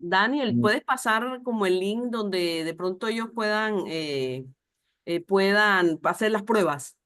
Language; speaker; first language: Spanish; native; Spanish